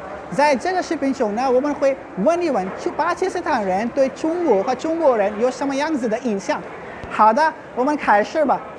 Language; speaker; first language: Chinese; non-native, fluent; Urdu